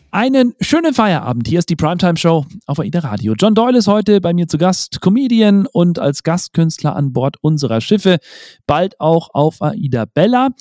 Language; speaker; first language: German; native; German